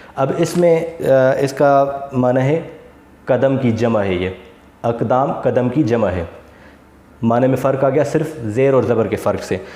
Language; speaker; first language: Urdu; non-native, local second language; Sindhi